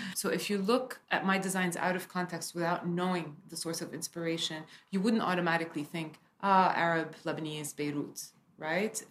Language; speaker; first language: English; early bilingual, other home language; Arabic